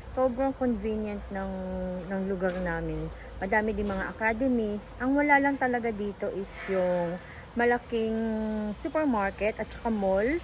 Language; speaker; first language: Filipino; native; Filipino